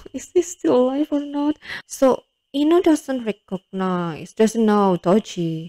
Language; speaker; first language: English; non-native, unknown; Indonesian